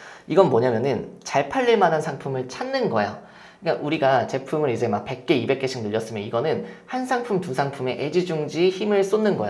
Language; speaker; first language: Korean; native; Korean